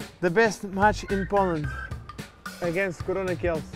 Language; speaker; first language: English; non-native, learner; Portuguese